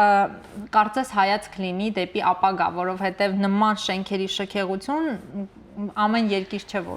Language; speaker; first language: Armenian; native; Armenian